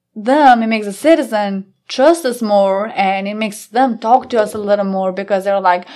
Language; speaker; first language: English; non-native, fluent; Albanian